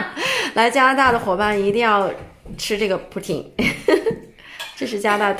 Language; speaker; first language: Chinese; native; Chinese